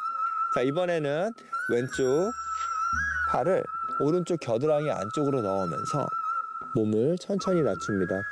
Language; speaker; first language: Korean; native; Korean